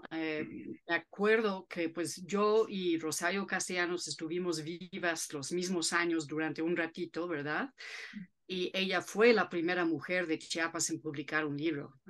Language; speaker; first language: Spanish; non-native, fluent; English